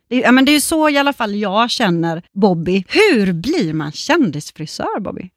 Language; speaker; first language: Swedish; native; Swedish